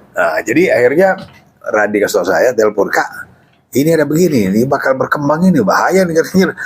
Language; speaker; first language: Indonesian; native; Indonesian